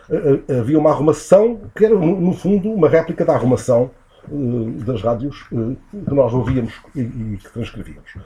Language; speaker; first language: Portuguese; native; Portuguese